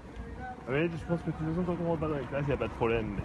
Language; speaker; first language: French; early bilingual, other home language; Japanese